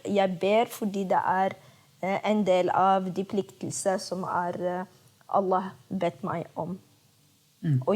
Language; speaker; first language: Norwegian; non-native, fluent; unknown